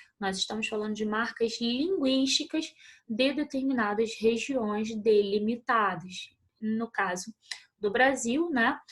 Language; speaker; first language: Portuguese; native; Portuguese